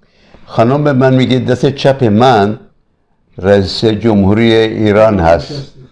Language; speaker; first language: Persian; early bilingual, other home language; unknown